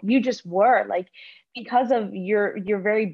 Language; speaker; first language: English; early bilingual, other home language; Spanish